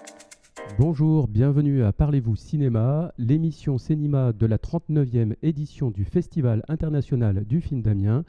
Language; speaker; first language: French; native; French